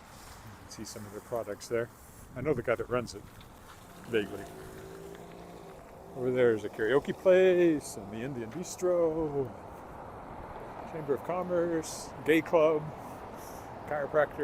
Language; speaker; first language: English; native; English